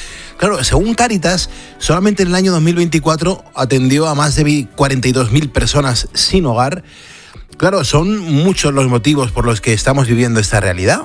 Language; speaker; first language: Spanish; native; Spanish